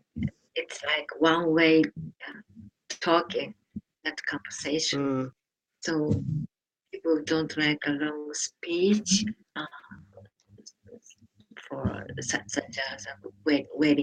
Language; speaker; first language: English; non-native, learner; Japanese